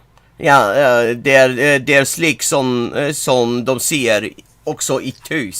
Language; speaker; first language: Swedish; non-native, learner; English